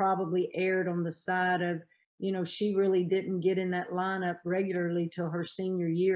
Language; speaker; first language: English; native; English